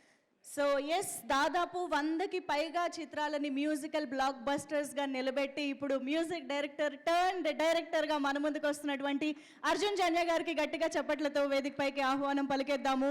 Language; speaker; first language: Telugu; native; Telugu